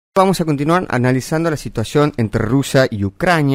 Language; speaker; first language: Spanish; native; Spanish